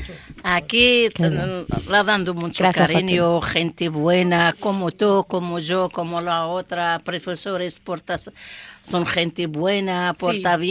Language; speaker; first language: Spanish; non-native, learner; Arabic